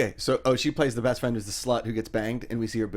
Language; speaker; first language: English; native; English